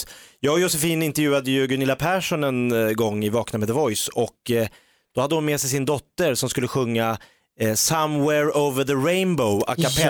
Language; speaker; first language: Swedish; native; Swedish